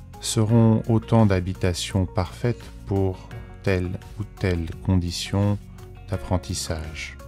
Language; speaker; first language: French; native; French